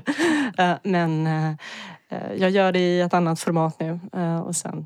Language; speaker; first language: Swedish; early bilingual, other home language; Bosnian